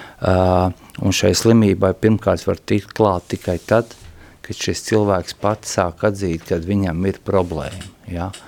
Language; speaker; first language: Latvian; non-native, local second language; Russian